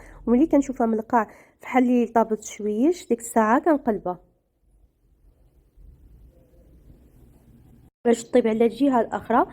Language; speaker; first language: Arabic; native; Arabic